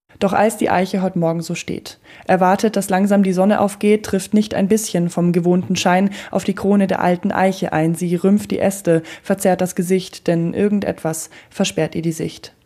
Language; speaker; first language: German; native; German